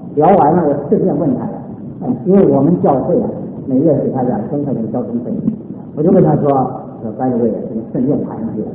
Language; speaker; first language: Chinese; native; Chinese